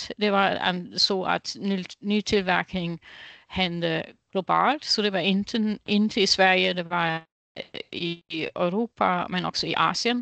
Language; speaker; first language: Swedish; non-native, fluent; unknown